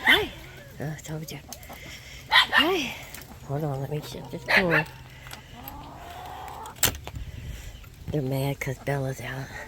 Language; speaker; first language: English; native; English